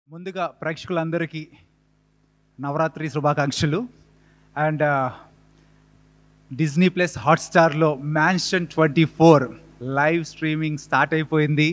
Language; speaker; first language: Telugu; native; Telugu